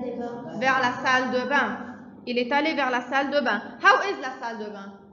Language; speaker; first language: French; non-native, fluent; Arabic